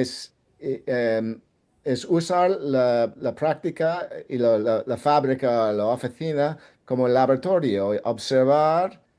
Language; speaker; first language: Spanish; non-native, fluent; English